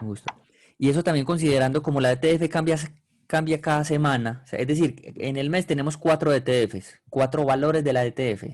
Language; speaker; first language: Spanish; native; Spanish